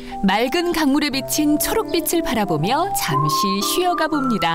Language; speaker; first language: Korean; native; Korean